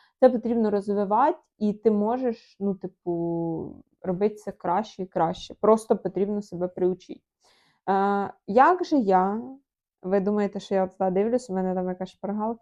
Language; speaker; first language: Ukrainian; non-native, local second language; Russian